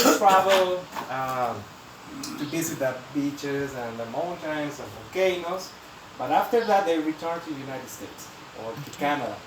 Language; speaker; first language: English; non-native, fluent; Spanish